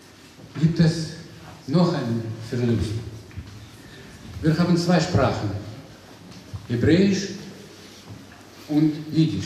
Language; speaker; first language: German; non-native, fluent; Russian